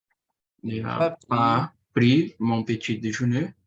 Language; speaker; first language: French; non-native, learner; Portuguese